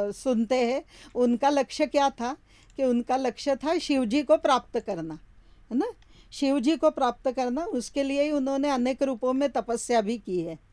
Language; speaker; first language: Hindi; non-native, local second language; Marathi